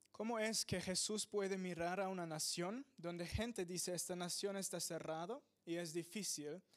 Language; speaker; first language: Spanish; non-native, fluent; English